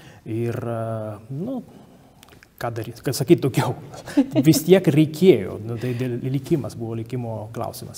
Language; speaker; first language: Lithuanian; non-native, fluent; Italian